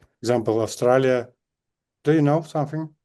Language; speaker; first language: English; non-native, learner; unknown